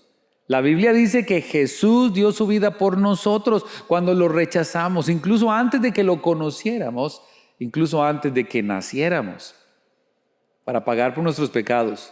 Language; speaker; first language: Spanish; native; Spanish